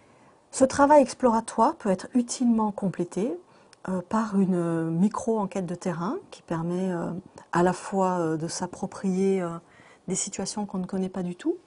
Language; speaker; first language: French; native; French